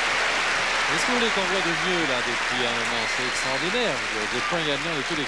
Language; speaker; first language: French; native; French